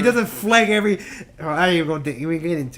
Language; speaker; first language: English; native; English